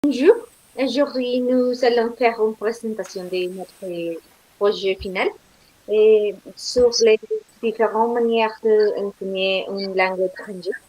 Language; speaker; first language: French; non-native, learner; Spanish